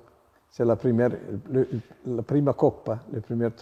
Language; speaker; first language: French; non-native, learner; Italian